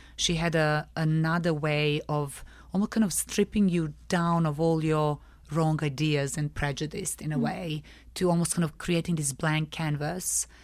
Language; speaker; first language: English; non-native, fluent; Serbian